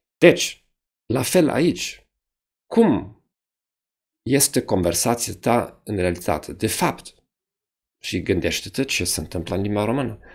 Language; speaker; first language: Romanian; non-native, fluent; German